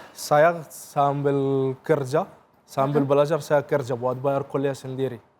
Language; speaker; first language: Indonesian; non-native, fluent; Arabic